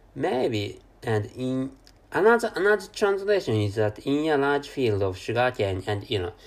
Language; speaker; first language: English; non-native, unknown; Japanese